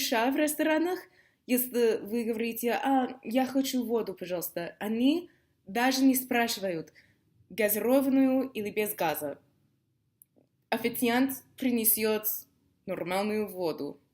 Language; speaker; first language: Russian; non-native, fluent; English